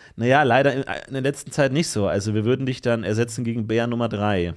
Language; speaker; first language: German; native; German